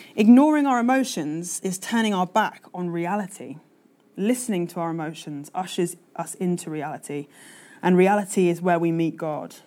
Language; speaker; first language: English; native; English